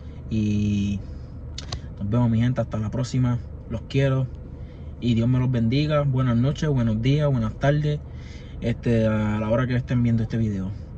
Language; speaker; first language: Spanish; early bilingual, heritage; Spanish